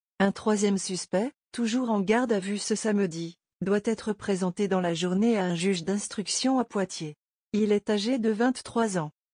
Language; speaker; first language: French; native; French